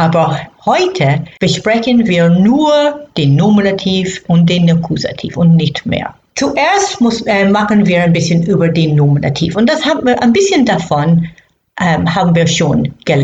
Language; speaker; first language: German; non-native, fluent; English